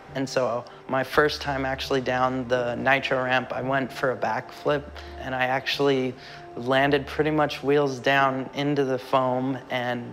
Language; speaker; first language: English; native; English